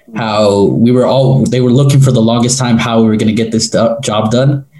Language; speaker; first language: English; native; English